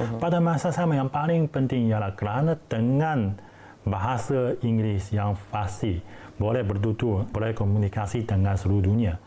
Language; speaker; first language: Malay; non-native, fluent; Chinese